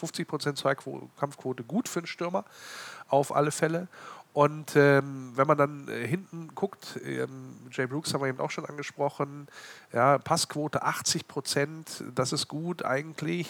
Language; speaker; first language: German; native; German